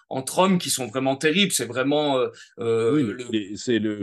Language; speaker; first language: French; native; French